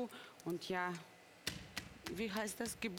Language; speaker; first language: German; non-native, fluent; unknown